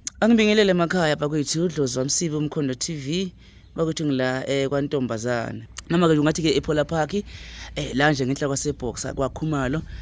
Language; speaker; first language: Zulu; native; Zulu